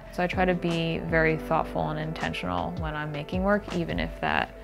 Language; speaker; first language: English; native; English